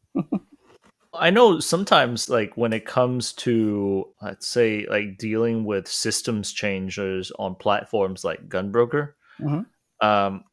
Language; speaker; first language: English; non-native, local second language; Cantonese